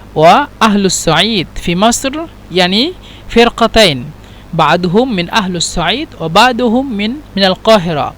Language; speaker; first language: Arabic; non-native, fluent; Bangla